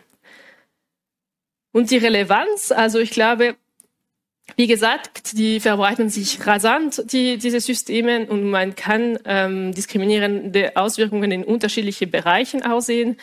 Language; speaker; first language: German; non-native, local second language; French